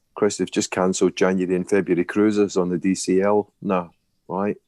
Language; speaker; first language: English; native; English